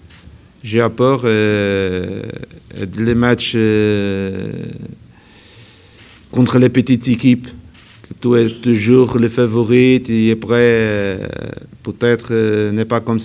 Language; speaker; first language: French; non-native, learner; Portuguese